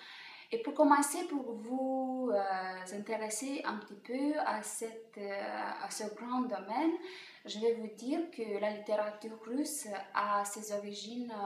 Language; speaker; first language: French; non-native, fluent; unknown